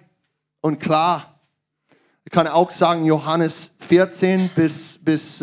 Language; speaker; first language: German; non-native, learner; English